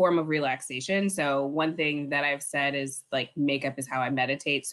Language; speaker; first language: English; native; English